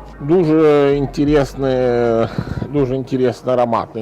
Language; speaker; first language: Ukrainian; non-native, learner; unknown